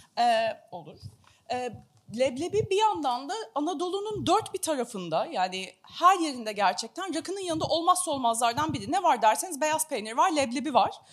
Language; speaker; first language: Turkish; native; Turkish